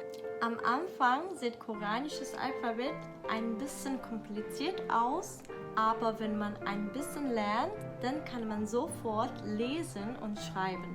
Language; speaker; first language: German; non-native, learner; Korean